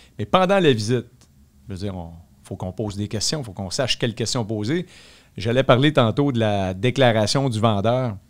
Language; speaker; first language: French; native; French